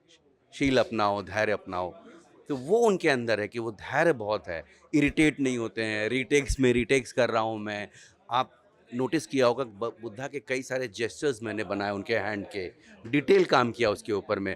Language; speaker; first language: Hindi; native; Hindi